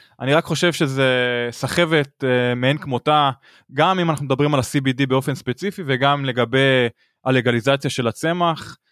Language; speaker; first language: Hebrew; native; Hebrew